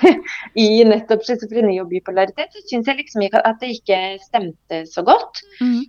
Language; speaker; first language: Norwegian; early bilingual, other home language; Polish